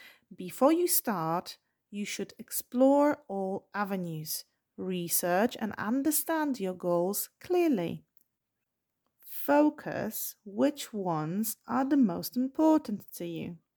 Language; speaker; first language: English; non-native, fluent; Polish